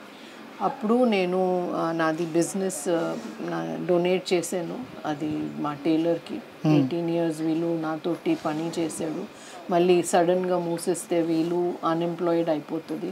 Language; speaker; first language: Telugu; non-native, learner; Hindi